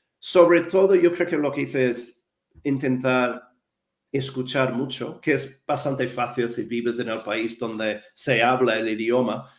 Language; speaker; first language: Spanish; non-native, fluent; English